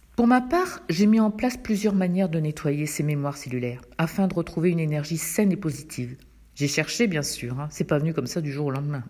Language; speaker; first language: French; native; French